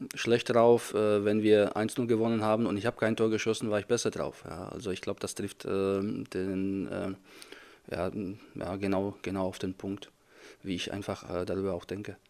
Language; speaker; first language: German; non-native, fluent; Czech